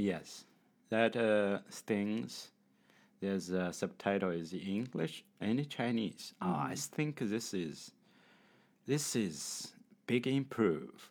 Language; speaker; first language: English; non-native, learner; Chinese